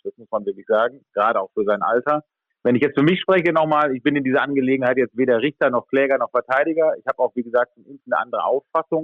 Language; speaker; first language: German; native; German